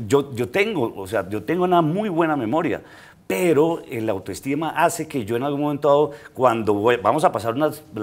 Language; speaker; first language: Spanish; native; Spanish